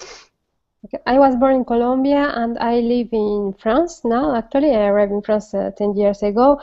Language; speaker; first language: English; non-native, learner; Spanish